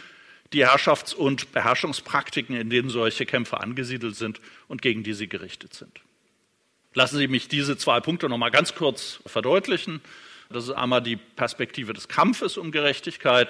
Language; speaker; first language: German; native; German